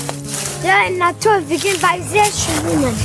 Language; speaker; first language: German; early bilingual, other home language; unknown